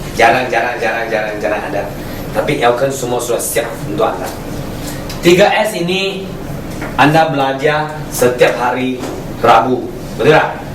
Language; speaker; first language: Malay; non-native, local second language; Chinese